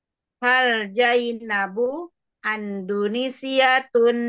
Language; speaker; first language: Arabic; non-native, learner; Indonesian